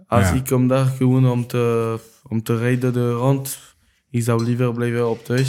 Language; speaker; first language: Dutch; non-native, local second language; French